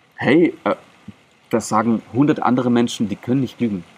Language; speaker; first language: German; non-native, local second language; Greek